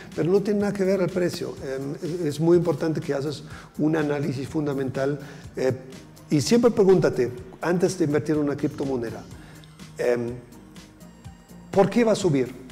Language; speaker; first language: Spanish; non-native, fluent; German